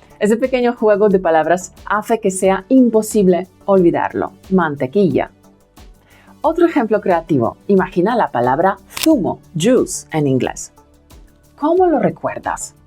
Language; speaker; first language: Spanish; non-native, fluent; Polish